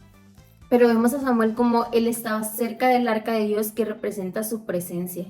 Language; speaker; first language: Spanish; native; Spanish